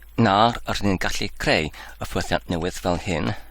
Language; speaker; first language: Welsh; non-native, learner; Dutch